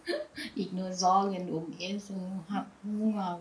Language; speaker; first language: German; non-native, learner; Thai